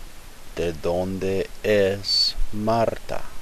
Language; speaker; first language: Spanish; non-native, fluent; English